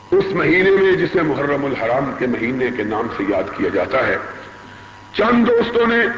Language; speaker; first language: Urdu; non-native, local second language; Punjabi